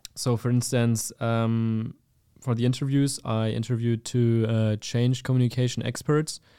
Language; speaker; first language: English; non-native, fluent; German